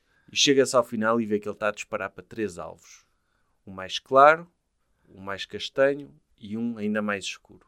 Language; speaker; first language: Portuguese; native; Portuguese